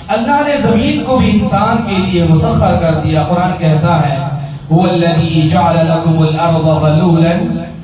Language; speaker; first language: Urdu; native; Urdu